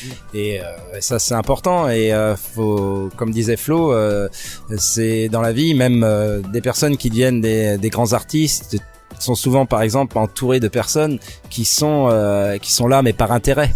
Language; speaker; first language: French; native; French